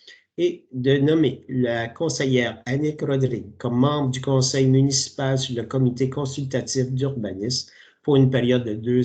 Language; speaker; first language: French; native; French